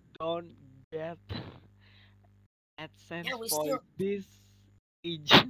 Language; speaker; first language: English; non-native, learner; Indonesian